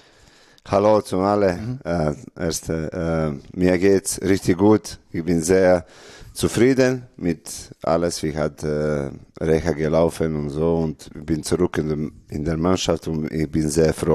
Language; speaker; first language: German; non-native, learner; Serbian